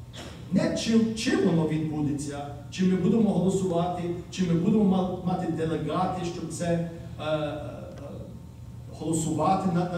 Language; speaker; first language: Ukrainian; early bilingual, heritage; Ukrainian